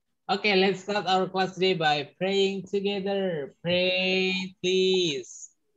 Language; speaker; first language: English; non-native, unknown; Indonesian